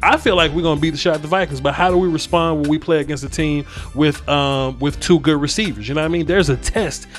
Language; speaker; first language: English; native; English